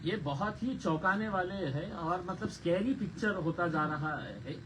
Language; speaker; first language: Hindi; non-native, local second language; Marathi